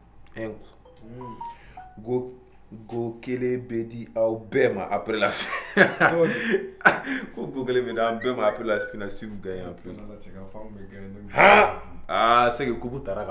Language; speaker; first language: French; non-native, local second language; Bambara